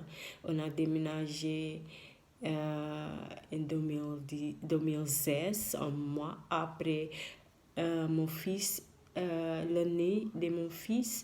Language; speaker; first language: French; non-native, learner; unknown